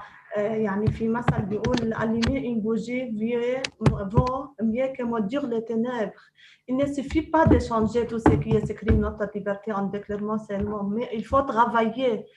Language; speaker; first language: French; non-native, local second language; Arabic